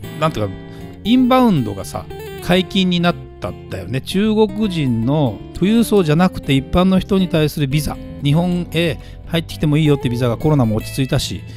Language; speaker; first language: Japanese; native; Japanese